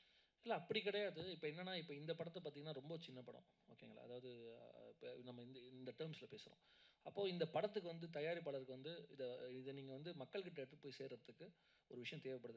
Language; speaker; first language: Tamil; native; Tamil